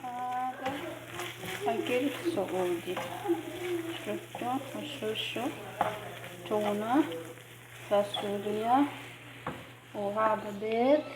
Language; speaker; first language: Arabic; non-native, fluent; Oromo